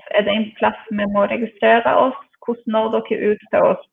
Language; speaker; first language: Norwegian; non-native, fluent; Polish